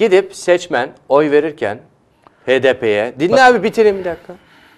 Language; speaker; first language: Turkish; native; Turkish